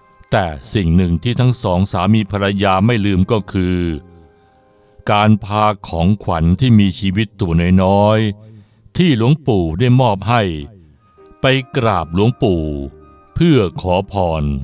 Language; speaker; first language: Thai; native; Thai